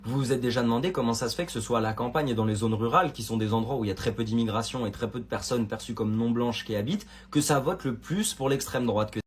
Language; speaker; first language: French; native; French